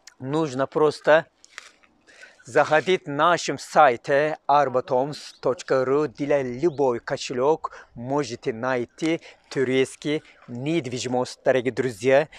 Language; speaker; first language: Russian; non-native, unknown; Turkish